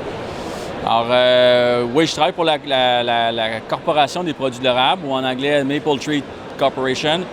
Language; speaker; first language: French; native; French